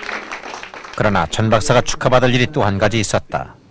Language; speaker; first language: Korean; native; Korean